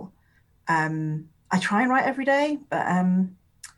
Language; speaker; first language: English; non-native, local second language; Urdu